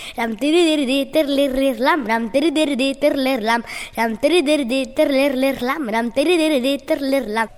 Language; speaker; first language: Romanian; early bilingual, heritage; Romanian